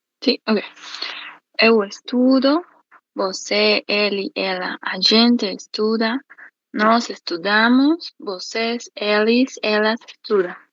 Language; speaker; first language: Portuguese; non-native, learner; Spanish